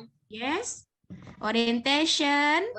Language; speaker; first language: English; non-native, learner; Indonesian